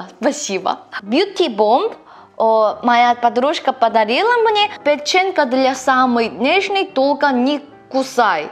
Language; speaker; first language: Russian; non-native, learner; Korean